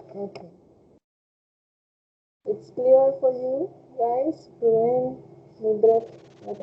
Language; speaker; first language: English; non-native, fluent; Spanish